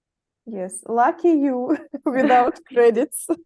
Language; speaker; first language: English; non-native, learner; Russian